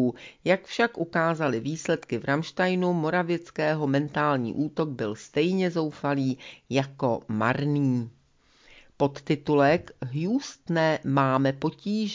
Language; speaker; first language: Czech; native; Czech